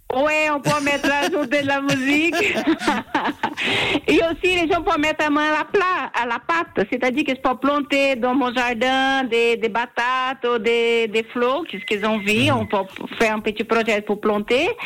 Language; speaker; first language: French; non-native, learner; Portuguese